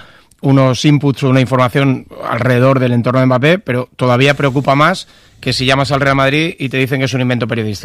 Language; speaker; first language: Spanish; native; Spanish